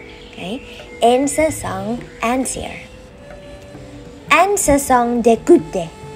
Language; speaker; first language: French; non-native, learner; Vietnamese